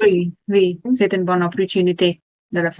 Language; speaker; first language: French; non-native, learner; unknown